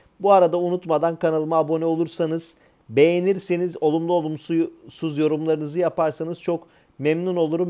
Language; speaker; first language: Turkish; native; Turkish